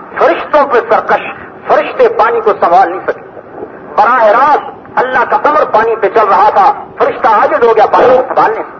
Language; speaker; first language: Urdu; non-native, local second language; Punjabi